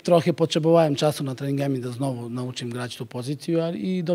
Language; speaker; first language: Polish; non-native, learner; Macedonian